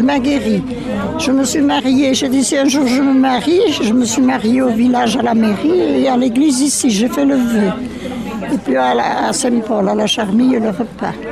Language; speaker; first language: French; native; French